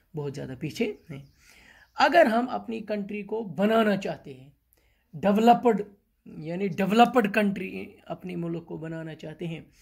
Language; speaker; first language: Hindi; non-native, local second language; Kashmiri